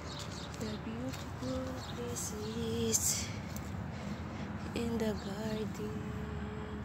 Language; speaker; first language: English; non-native, learner; Filipino